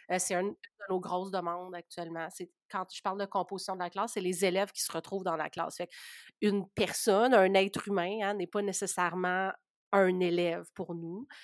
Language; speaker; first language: French; native; French